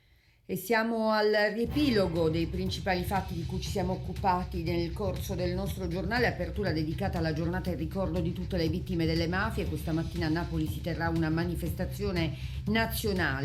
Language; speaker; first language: Italian; native; Italian